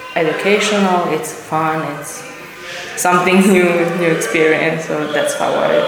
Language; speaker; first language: English; non-native, fluent; Serbian